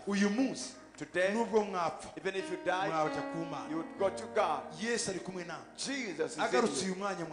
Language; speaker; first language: English; non-native, fluent; Kinyarwanda